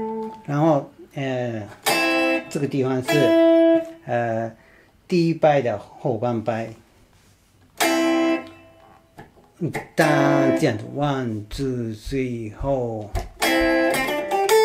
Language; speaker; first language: Chinese; non-native, fluent; Japanese